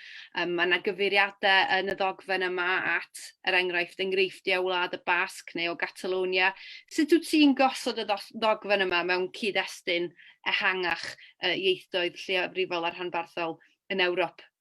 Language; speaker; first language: Welsh; native; Welsh